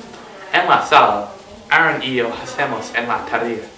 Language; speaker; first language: Spanish; non-native, learner; English